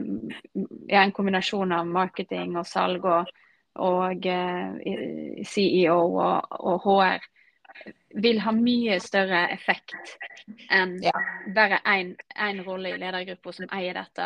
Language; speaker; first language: Norwegian; native; Norwegian